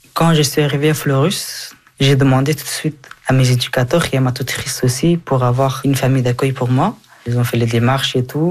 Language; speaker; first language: French; non-native, fluent; Persian